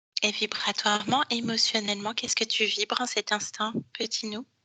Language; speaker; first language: French; native; French